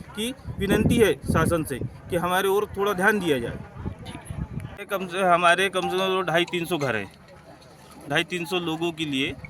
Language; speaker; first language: Hindi; native; Hindi